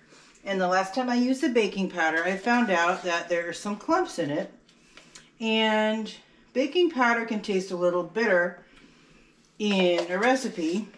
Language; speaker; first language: English; native; English